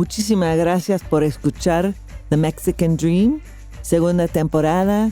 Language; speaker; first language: Spanish; non-native, fluent; English